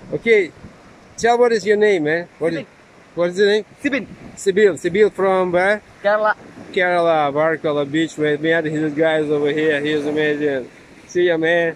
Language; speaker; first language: English; non-native, fluent; Russian